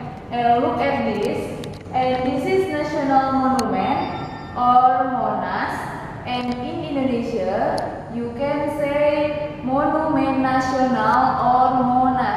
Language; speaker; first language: English; non-native, learner; Indonesian